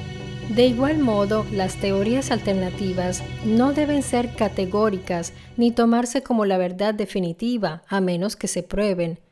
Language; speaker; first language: Spanish; non-native, fluent; Italian